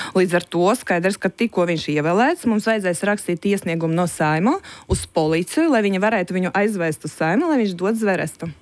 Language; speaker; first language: Latvian; non-native, local second language; Russian